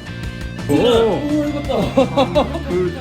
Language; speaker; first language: Japanese; native; Japanese